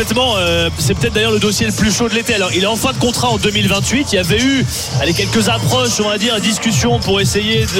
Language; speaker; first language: French; native; French